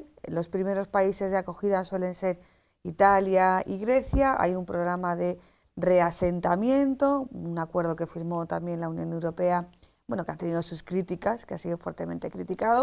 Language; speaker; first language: Spanish; native; Spanish